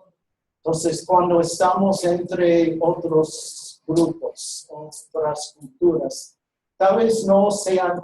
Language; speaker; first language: Spanish; non-native, fluent; English